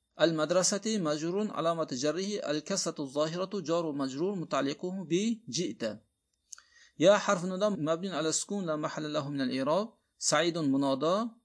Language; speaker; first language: Arabic; non-native, fluent; Uzbek